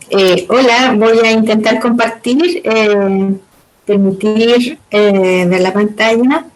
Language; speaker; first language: Spanish; native; Spanish